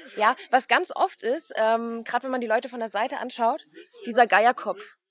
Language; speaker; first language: German; native; German